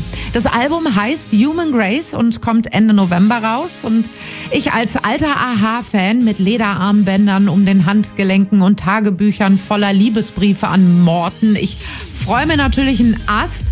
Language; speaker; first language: German; native; German